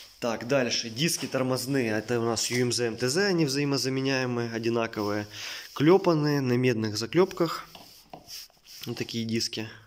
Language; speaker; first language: Russian; native; Russian